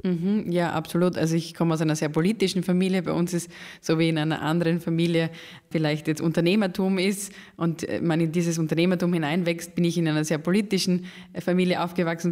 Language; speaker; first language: German; native; German